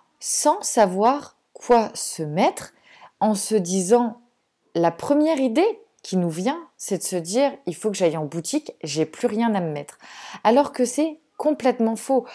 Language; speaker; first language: French; native; French